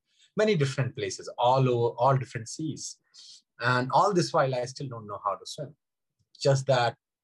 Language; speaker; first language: English; non-native, local second language; Hindi